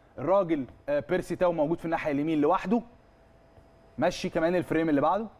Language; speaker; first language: Arabic; native; Arabic